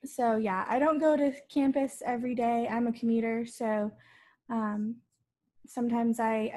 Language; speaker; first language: English; native; English